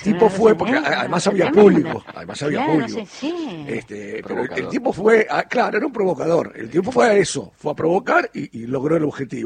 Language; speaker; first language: Spanish; native; Spanish